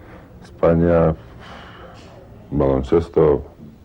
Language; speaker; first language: Spanish; non-native, learner; Lithuanian